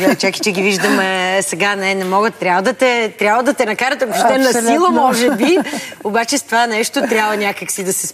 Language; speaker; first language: Bulgarian; native; Bulgarian